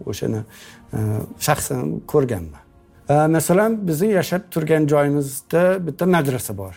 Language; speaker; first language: Uzbek; non-native, fluent; English